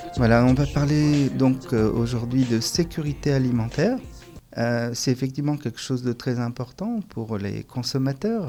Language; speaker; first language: French; native; French